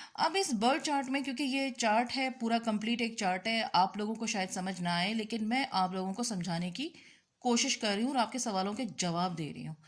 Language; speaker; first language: Urdu; native; Urdu